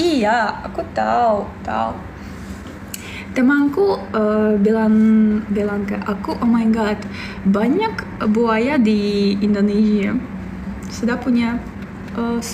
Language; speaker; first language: Indonesian; non-native, learner; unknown